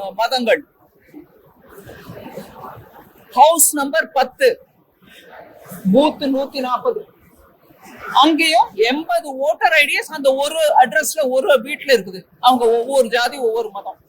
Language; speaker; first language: Tamil; native; Tamil